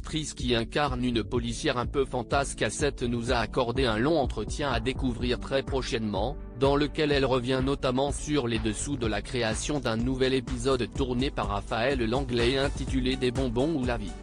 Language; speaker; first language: French; native; French